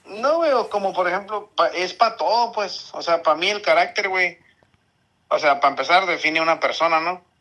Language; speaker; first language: Spanish; early bilingual, heritage; Spanish